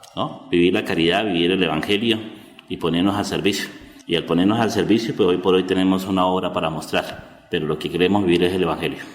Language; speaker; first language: Spanish; native; Spanish